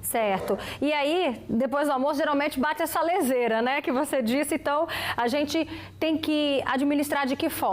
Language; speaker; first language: Portuguese; native; Portuguese